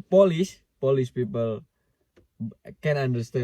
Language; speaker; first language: English; non-native, learner; Indonesian